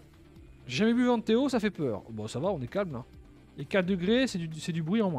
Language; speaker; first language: French; native; French